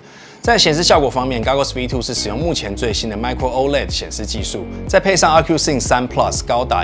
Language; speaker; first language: Chinese; native; Chinese